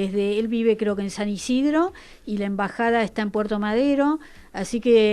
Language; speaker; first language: Spanish; native; Spanish